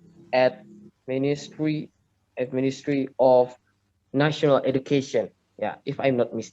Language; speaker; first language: English; non-native, learner; Indonesian